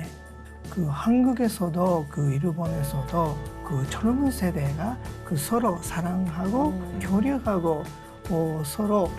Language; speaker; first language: Korean; non-native, learner; Japanese